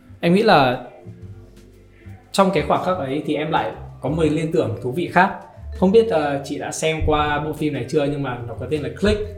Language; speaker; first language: Vietnamese; native; Vietnamese